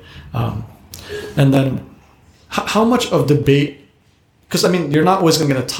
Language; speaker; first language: English; native; English